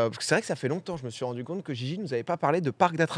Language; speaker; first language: French; native; French